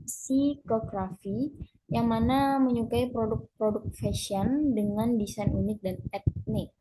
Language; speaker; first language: Indonesian; native; Indonesian